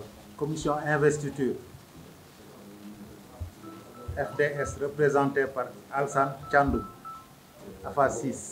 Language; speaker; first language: French; non-native, local second language; Wolof